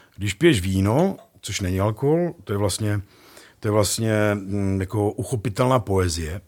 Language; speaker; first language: Czech; native; Czech